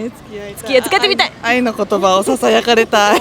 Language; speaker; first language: Japanese; native; Japanese